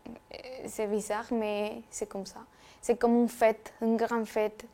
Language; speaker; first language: French; non-native, learner; Spanish